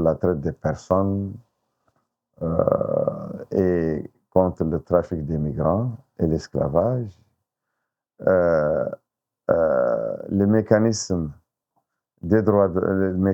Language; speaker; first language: French; non-native, local second language; Arabic